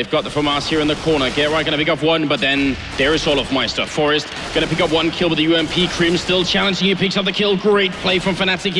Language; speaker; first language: English; non-native, fluent; Swedish